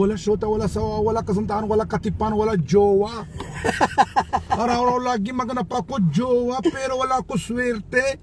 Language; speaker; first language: Filipino; non-native, learner; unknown